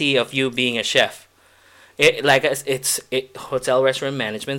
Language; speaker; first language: English; non-native, local second language; Filipino